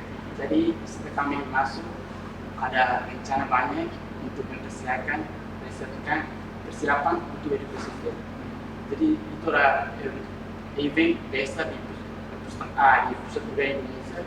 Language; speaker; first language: Indonesian; non-native, fluent; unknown